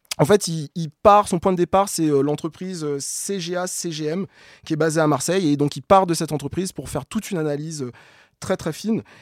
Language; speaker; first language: French; native; French